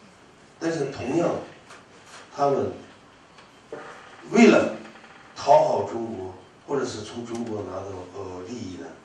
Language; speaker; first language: Chinese; non-native, local second language; Uyghur